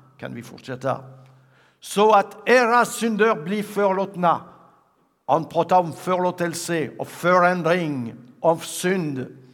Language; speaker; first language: Swedish; non-native, fluent; French